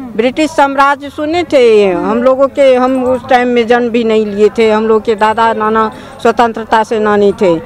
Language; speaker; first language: Hindi; native; Hindi